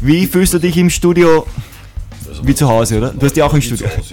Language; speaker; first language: German; native; German